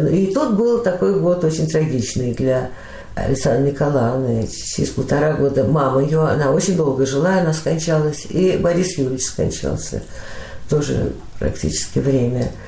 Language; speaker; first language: Russian; native; Russian